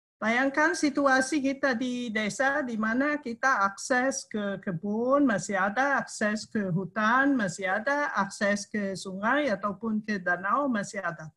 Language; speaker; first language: Indonesian; non-native, fluent; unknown